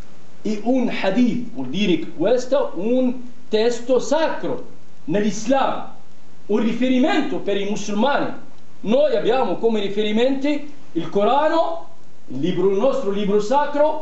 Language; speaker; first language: Italian; non-native, fluent; Arabic